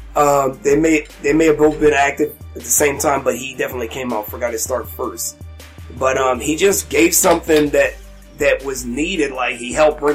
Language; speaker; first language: English; native; English